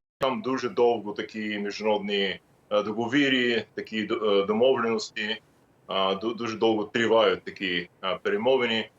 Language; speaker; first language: Ukrainian; non-native, fluent; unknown